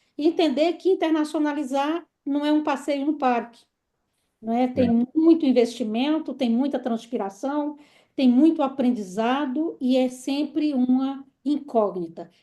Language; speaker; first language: Portuguese; native; Portuguese